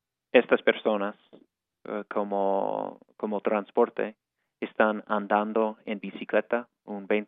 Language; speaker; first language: Spanish; non-native, fluent; English